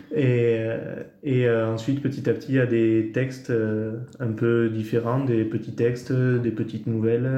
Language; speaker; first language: French; native; French